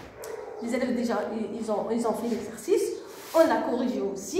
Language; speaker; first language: French; non-native, local second language; Arabic